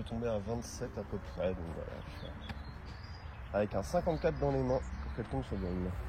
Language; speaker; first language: French; native; French